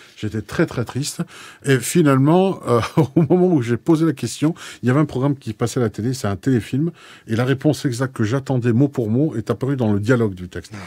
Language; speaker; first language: French; native; French